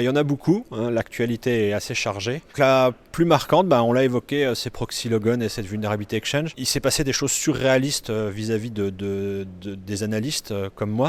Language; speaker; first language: French; native; French